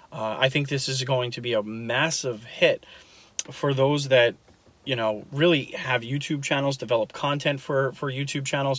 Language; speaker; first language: English; native; English